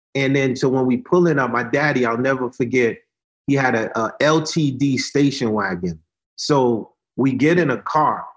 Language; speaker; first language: English; early bilingual, other home language; Haitian Creole